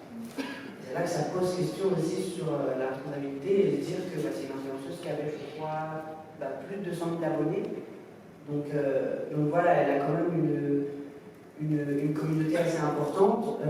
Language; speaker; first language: French; native; French